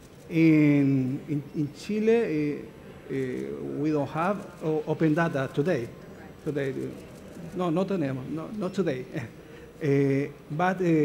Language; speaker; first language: English; non-native, learner; Spanish